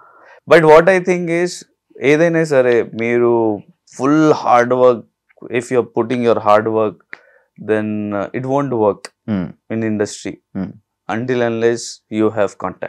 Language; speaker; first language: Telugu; non-native, fluent; Urdu